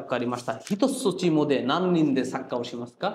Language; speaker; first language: Japanese; non-native, fluent; Bangla